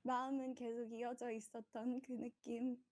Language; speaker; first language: Korean; early bilingual, heritage; Korean